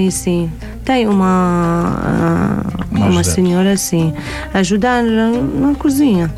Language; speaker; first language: Portuguese; non-native, learner; Arabic